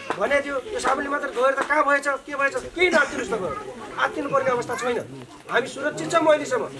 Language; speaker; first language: Nepali; non-native, local second language; Dangaura Tharu